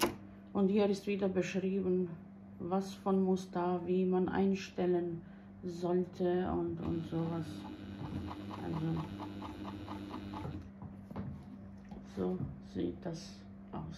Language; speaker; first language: German; non-native, learner; Bosnian